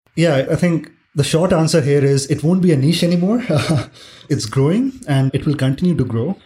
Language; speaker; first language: English; non-native, local second language; Hindi